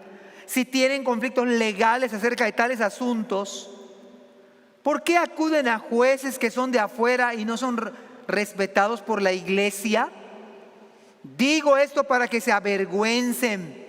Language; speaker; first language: Spanish; native; Spanish